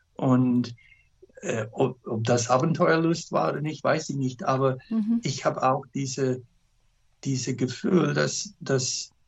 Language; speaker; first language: German; non-native, fluent; English